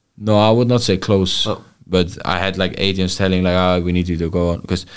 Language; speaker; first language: English; non-native, fluent; Icelandic